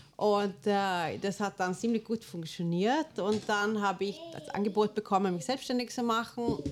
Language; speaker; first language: German; non-native, fluent; Swedish